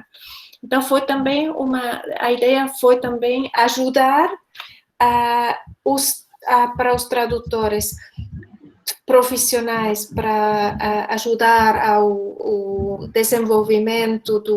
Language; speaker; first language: Portuguese; non-native, fluent; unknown